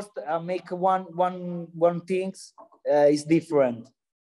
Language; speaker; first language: English; non-native, learner; Italian